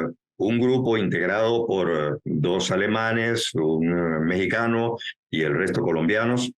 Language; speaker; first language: Spanish; native; Spanish